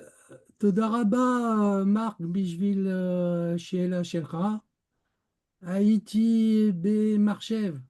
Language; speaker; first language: Hebrew; non-native, learner; French